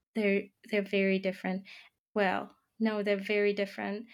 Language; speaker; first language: English; non-native, fluent; German